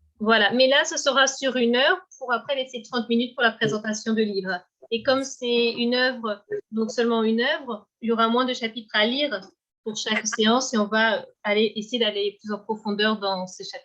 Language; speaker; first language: French; native; French